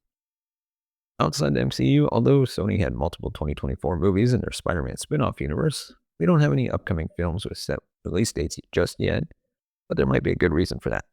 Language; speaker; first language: English; native; English